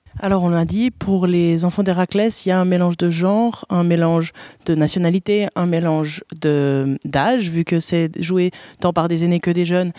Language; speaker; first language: French; native; French